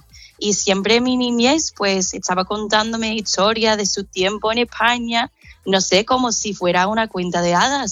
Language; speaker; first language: Spanish; non-native, fluent; English